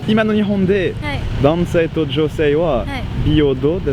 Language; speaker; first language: Japanese; non-native, learner; French